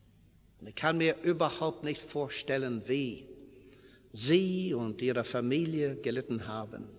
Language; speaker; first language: German; non-native, fluent; English